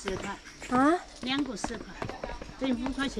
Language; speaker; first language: Chinese; native; Chinese